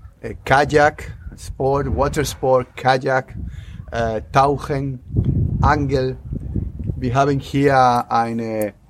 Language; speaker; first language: German; non-native, learner; Spanish